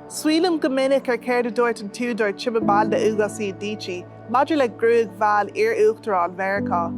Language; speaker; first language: Irish; non-native, local second language; English